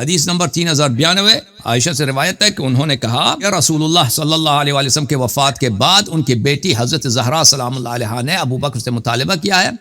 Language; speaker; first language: Urdu; non-native, fluent; Persian